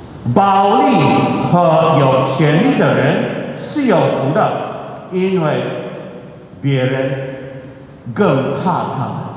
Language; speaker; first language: Chinese; non-native, fluent; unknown